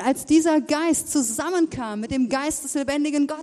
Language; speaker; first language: German; native; German